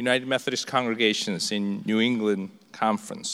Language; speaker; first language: English; non-native, fluent; Korean